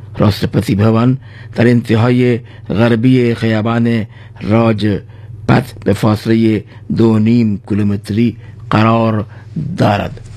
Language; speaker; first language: Persian; non-native, fluent; Urdu